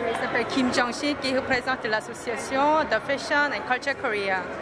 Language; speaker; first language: French; non-native, fluent; Korean